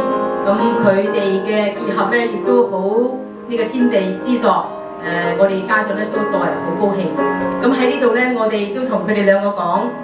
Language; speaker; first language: Cantonese; native; Cantonese